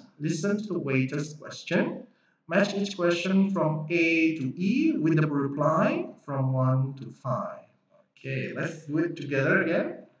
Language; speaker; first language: English; non-native, fluent; Indonesian